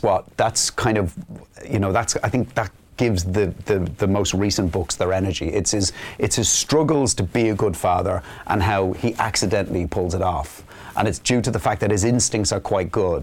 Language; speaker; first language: English; native; English